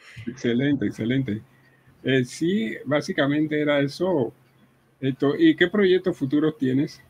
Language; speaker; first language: Spanish; native; Spanish